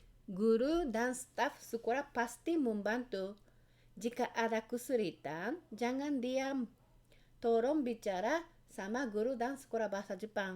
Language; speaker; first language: Indonesian; non-native, fluent; Japanese